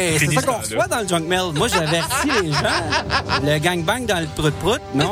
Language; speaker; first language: French; native; French